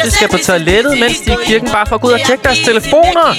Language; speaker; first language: Danish; native; Danish